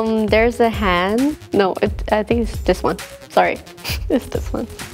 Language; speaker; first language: English; non-native, fluent; Thai